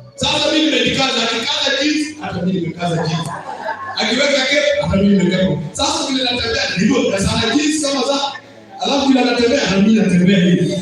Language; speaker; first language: Swahili; non-native, local second language; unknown